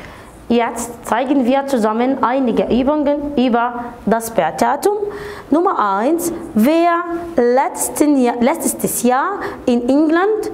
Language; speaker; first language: German; non-native, fluent; Arabic